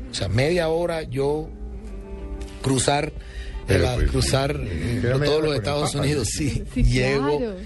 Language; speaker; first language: Spanish; native; Spanish